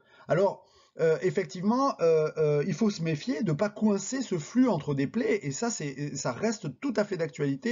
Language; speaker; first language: French; native; French